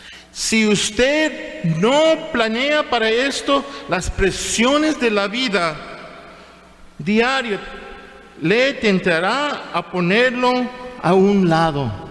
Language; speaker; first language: Spanish; non-native, fluent; English